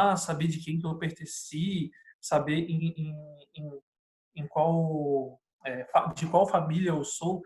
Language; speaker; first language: Portuguese; native; Portuguese